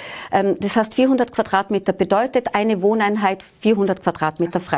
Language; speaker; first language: German; native; German